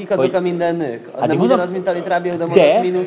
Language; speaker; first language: Hungarian; native; Hungarian